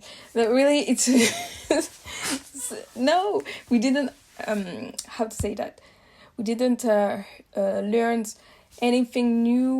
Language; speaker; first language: English; non-native, learner; French